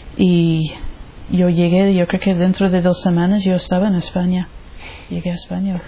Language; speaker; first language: Spanish; non-native, fluent; English